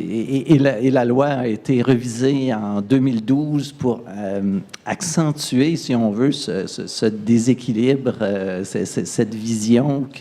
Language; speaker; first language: French; native; French